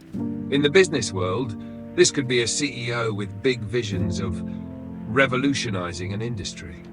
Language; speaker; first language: English; native; English